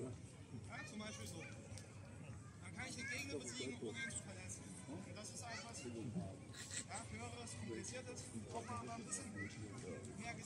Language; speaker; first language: German; non-native, fluent; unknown